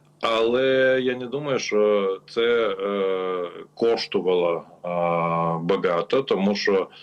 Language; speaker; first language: Ukrainian; non-native, learner; Lithuanian